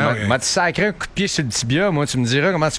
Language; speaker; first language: French; native; French